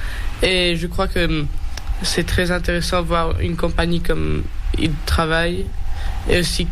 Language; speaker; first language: French; early bilingual, heritage; French